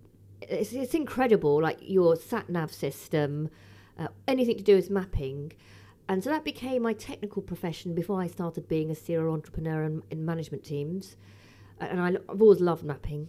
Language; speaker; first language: English; native; English